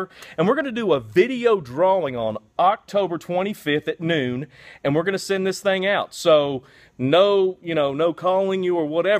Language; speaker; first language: English; native; English